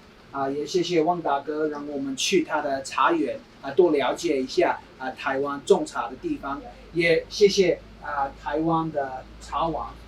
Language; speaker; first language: Chinese; non-native, fluent; English